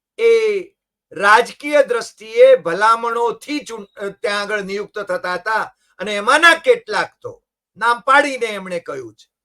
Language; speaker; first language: Gujarati; native; Gujarati